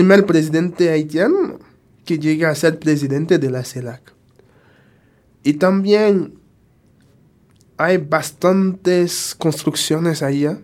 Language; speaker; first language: Spanish; non-native, fluent; Haitian Creole